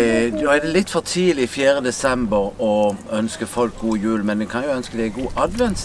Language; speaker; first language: Norwegian; native; Norwegian